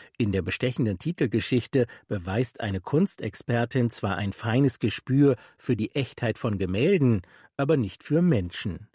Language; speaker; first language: German; native; German